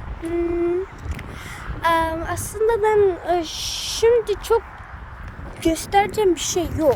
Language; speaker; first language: Turkish; early bilingual, heritage; Turkish